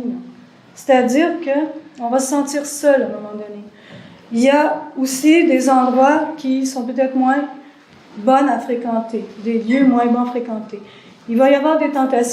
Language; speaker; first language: French; native; French